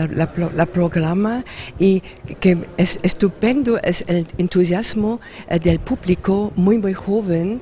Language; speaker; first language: Spanish; non-native, learner; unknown